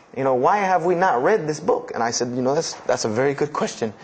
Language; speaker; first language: English; native; English